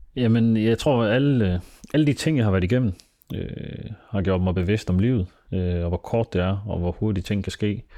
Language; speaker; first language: Danish; early bilingual, other home language; Somali